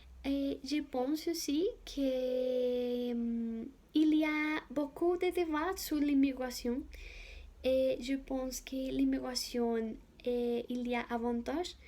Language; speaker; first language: French; non-native, learner; Spanish